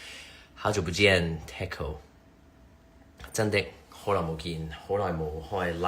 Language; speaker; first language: Chinese; early bilingual, heritage; Cantonese